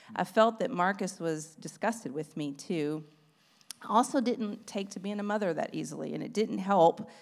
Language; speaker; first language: English; native; English